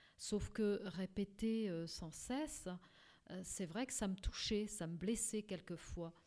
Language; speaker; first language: French; early bilingual, other home language; Portuguese